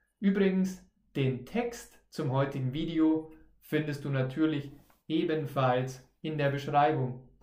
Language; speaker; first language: German; native; German